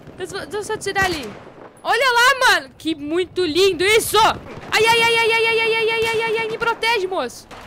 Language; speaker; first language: Portuguese; native; Portuguese